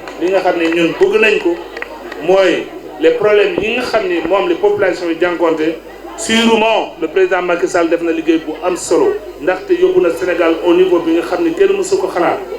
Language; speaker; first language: Wolof; non-native, local second language; Fula